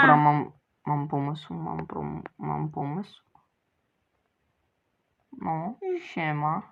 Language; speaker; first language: Polish; early bilingual, other home language; Ukrainian